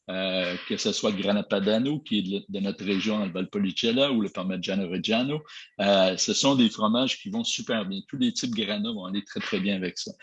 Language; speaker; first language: French; native; French